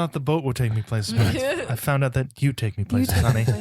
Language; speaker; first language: English; native; English